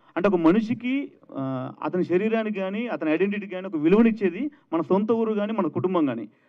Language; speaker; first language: Telugu; native; Telugu